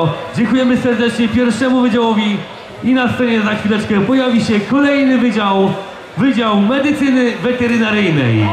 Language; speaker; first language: Polish; native; Polish